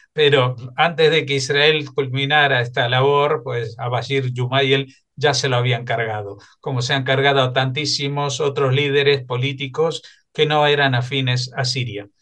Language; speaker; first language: Spanish; native; Spanish